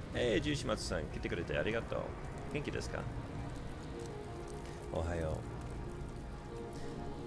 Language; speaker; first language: Japanese; non-native, learner; English